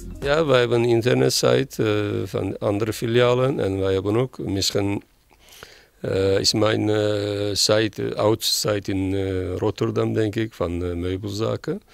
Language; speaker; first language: Dutch; non-native, learner; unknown